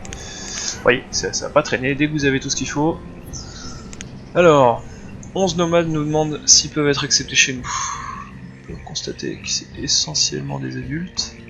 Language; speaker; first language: French; native; French